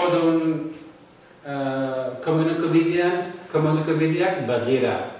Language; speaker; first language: Basque; non-native, fluent; English